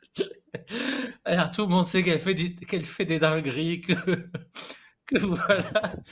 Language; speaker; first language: French; non-native, local second language; Arabic